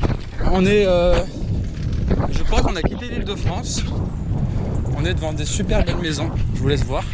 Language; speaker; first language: French; native; French